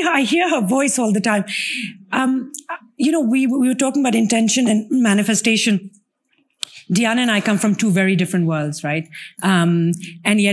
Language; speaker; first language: English; non-native, local second language; Urdu